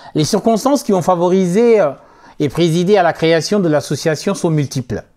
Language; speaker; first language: French; non-native, local second language; Soninke